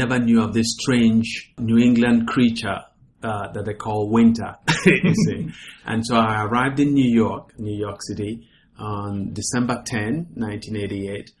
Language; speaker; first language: English; non-native, local second language; Igbo